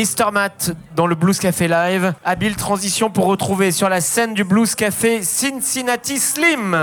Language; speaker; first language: French; native; French